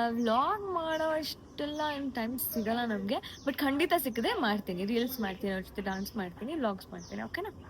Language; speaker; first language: Kannada; non-native, local second language; Lambadi